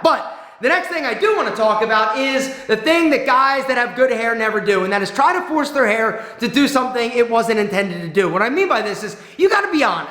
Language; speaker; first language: English; native; English